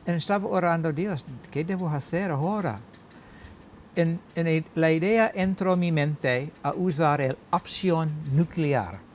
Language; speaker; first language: Spanish; non-native, learner; English